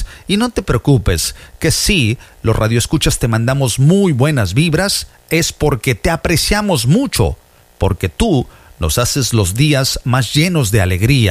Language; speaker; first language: Spanish; native; Spanish